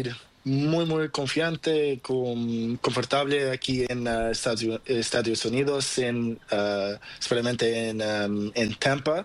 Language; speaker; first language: Spanish; non-native, fluent; Portuguese